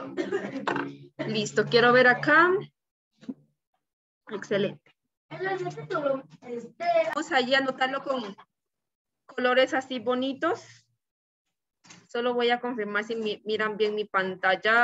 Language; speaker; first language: Spanish; native; Spanish